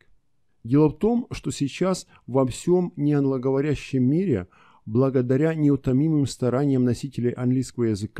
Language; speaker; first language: Russian; native; Russian